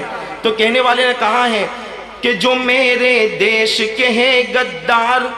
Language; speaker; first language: Hindi; native; Hindi